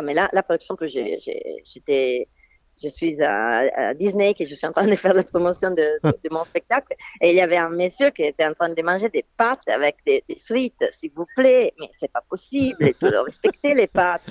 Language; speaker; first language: French; non-native, fluent; Italian